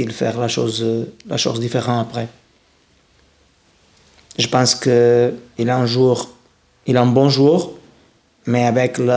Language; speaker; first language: French; non-native, learner; Portuguese